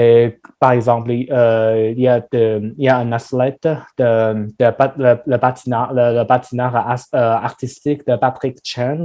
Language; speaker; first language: French; non-native, learner; Chinese